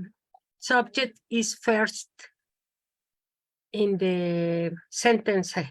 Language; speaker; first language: English; non-native, learner; Spanish